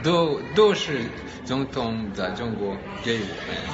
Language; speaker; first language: Chinese; non-native, learner; Malagasy